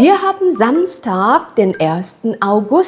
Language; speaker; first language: German; non-native, fluent; Korean